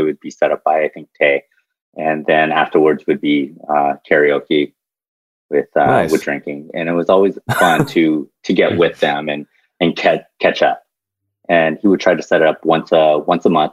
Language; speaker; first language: English; native; English